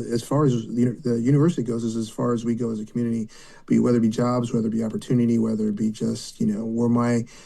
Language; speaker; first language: English; native; English